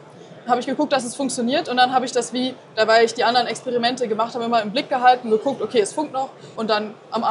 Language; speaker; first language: German; native; German